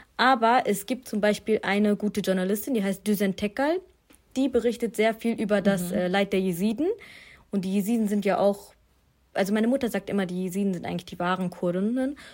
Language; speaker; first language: German; early bilingual, other home language; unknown